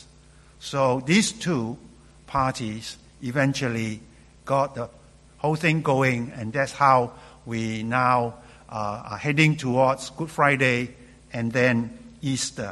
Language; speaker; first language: English; non-native, local second language; Cantonese